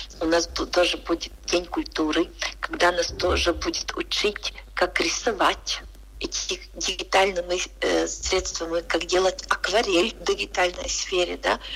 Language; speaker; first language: Russian; non-native, local second language; Latvian